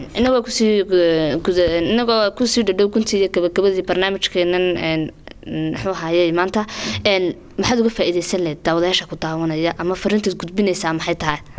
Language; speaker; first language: Somali; native; Somali